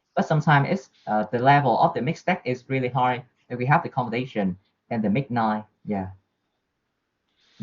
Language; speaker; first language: English; non-native, learner; Vietnamese